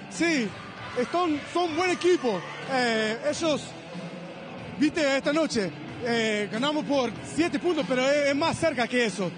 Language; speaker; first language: Spanish; non-native, learner; English